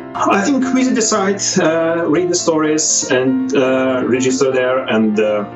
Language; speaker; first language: English; non-native, fluent; Ukrainian